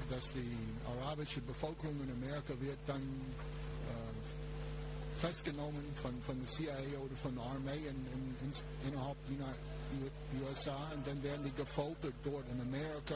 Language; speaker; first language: German; non-native, fluent; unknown